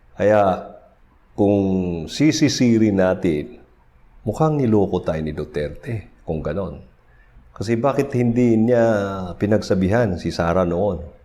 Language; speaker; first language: Filipino; non-native, local second language; Cebuano